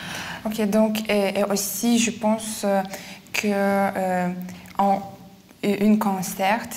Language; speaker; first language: French; non-native, fluent; Lithuanian